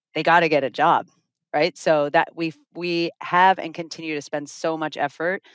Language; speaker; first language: English; non-native, fluent; Finnish